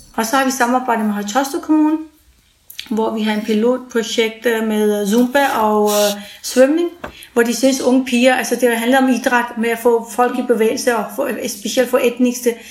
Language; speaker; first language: Danish; early bilingual, other home language; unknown